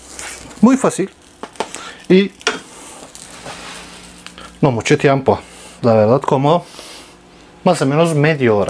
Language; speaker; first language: Spanish; non-native, learner; Turkish